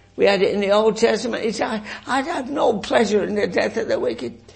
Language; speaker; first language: English; native; English